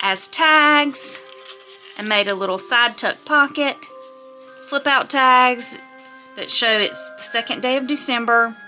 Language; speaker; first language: English; native; English